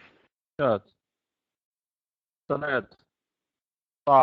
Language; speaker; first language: English; non-native, learner; Vietnamese